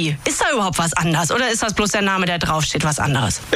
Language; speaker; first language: German; native; German